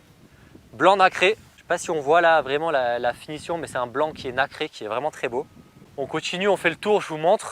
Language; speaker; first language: French; native; French